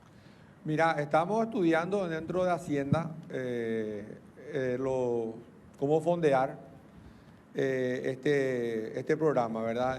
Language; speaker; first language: Spanish; native; Spanish